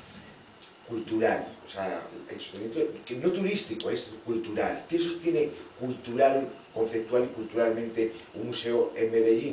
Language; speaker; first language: Spanish; native; Spanish